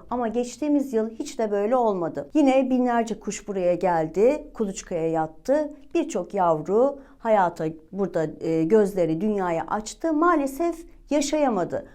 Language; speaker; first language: Turkish; native; Turkish